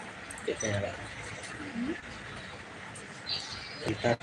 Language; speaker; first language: Hindi; non-native, local second language; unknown